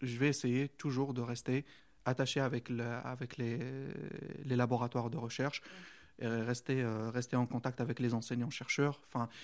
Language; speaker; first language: French; non-native, local second language; Arabic